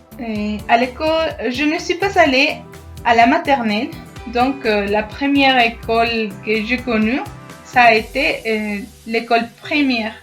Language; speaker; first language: French; non-native, fluent; Spanish